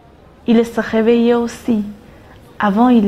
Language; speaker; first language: French; non-native, fluent; Chinese